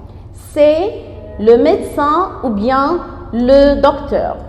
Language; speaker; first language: French; non-native, fluent; Arabic